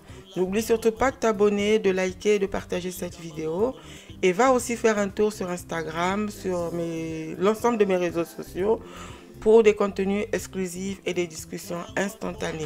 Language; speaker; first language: French; non-native, local second language; Kongo